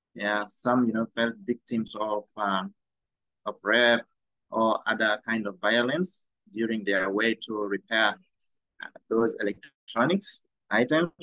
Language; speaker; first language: English; non-native, fluent; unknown